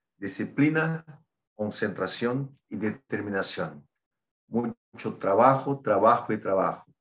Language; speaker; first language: Spanish; non-native, fluent; Portuguese